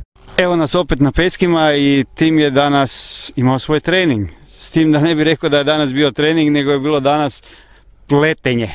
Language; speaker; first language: Croatian; native; Croatian